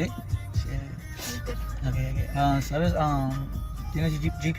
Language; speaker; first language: Spanish; early bilingual, heritage; English